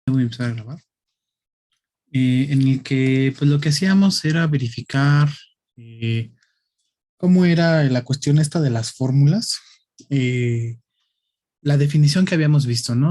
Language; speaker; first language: Spanish; native; Spanish